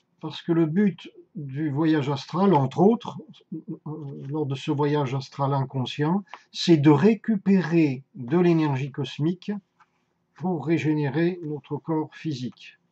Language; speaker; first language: French; native; French